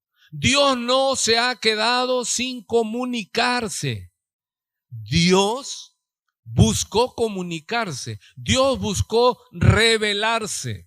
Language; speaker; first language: Spanish; native; Spanish